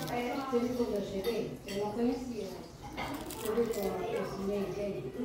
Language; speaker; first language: Portuguese; non-native, fluent; Filipino